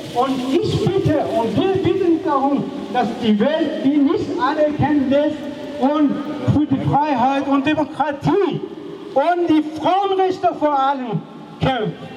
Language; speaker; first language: German; non-native, fluent; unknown